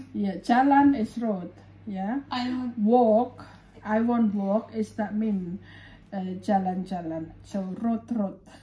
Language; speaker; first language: English; non-native, fluent; Indonesian